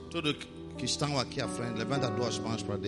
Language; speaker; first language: Portuguese; non-native, learner; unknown